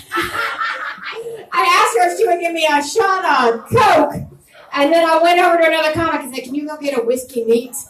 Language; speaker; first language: English; native; English